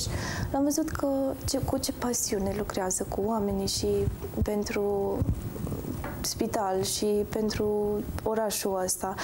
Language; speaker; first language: Romanian; early bilingual, heritage; Romanian